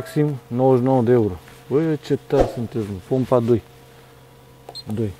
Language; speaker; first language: Romanian; native; Romanian